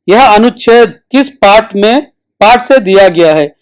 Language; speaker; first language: Hindi; non-native, local second language; Telugu